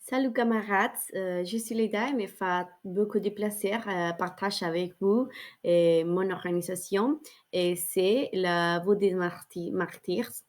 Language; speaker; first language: French; non-native, learner; Spanish